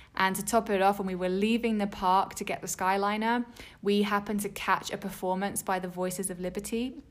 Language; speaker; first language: English; native; English